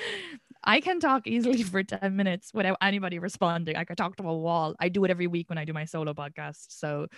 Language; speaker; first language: English; native; English